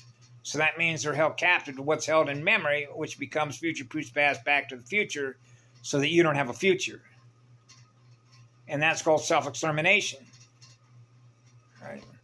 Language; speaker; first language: English; native; English